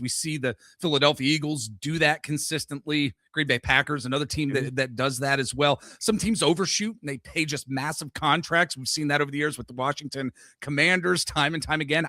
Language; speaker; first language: English; native; English